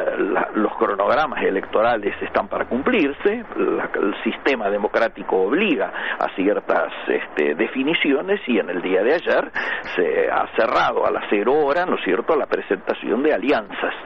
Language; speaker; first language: Spanish; native; Spanish